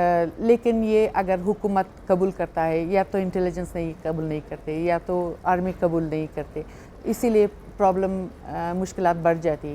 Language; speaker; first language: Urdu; non-native, fluent; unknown